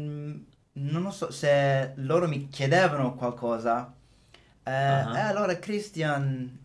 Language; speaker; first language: Italian; non-native, fluent; English